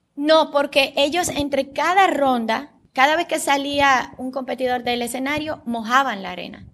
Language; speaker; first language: Spanish; early bilingual, other home language; Bulgarian